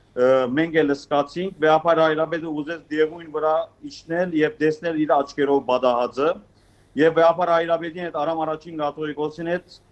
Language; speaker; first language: Armenian; early bilingual, heritage; Armenian